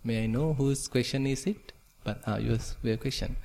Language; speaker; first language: English; non-native, local second language; Sinhala